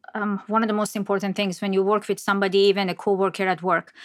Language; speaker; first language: English; non-native, fluent; Persian